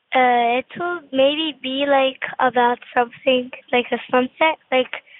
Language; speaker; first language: English; non-native, fluent; Turkish